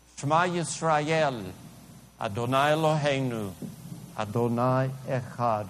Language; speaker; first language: Spanish; early bilingual, heritage; Spanish